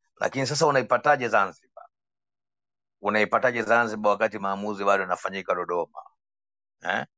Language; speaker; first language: Swahili; native; Swahili